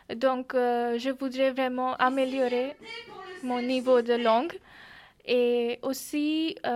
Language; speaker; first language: French; non-native, fluent; Marathi